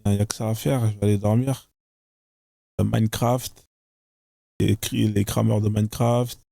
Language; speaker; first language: French; native; French